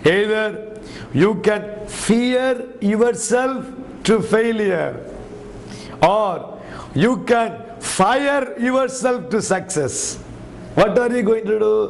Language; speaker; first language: English; non-native, local second language; Tamil